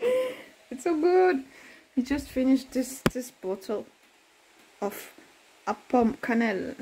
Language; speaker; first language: English; non-native, fluent; French